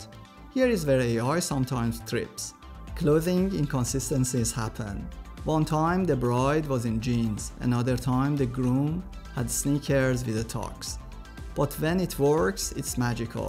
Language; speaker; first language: English; non-native, fluent; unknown